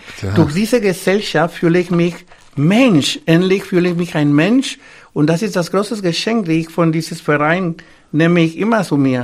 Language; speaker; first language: German; non-native, fluent; Spanish